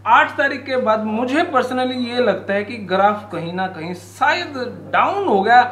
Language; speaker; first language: Hindi; native; Hindi